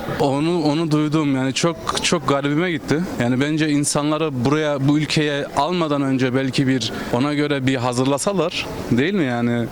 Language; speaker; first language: Turkish; early bilingual, heritage; Turkish